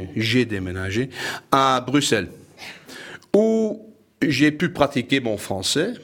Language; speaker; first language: French; non-native, fluent; Dutch